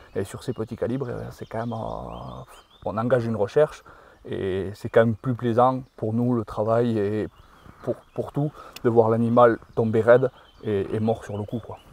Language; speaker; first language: French; native; French